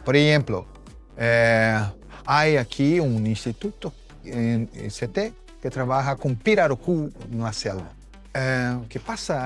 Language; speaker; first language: Spanish; non-native, fluent; Portuguese